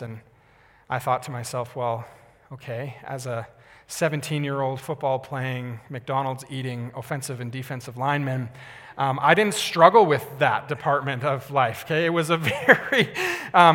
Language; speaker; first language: English; native; English